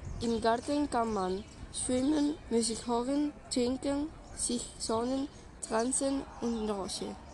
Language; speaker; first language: German; non-native, learner; Spanish